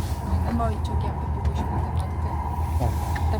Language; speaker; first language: Russian; non-native, learner; Korean